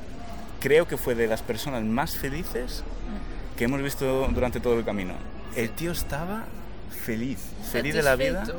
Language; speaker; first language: Spanish; native; Spanish